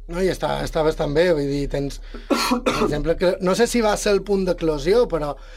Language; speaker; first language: Catalan; native; Catalan